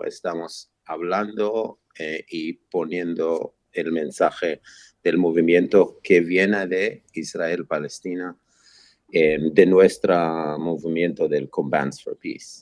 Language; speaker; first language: Spanish; non-native, fluent; Hebrew